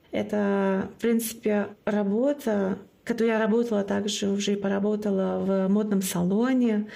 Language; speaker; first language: Russian; non-native, local second language; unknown